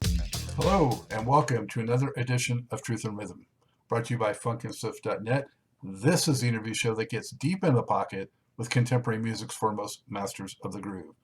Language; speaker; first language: English; native; English